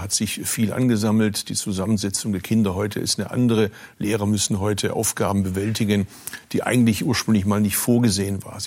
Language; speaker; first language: German; early bilingual, other home language; Turkish